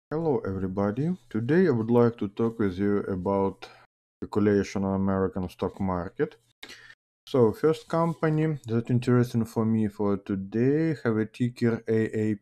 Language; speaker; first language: English; non-native, learner; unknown